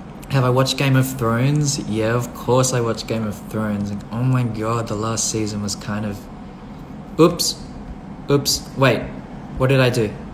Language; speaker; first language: English; early bilingual, other home language; Thai